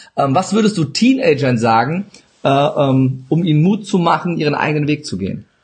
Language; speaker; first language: German; early bilingual, other home language; Turkish